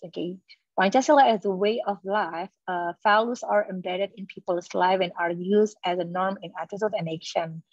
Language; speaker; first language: English; non-native, fluent; Indonesian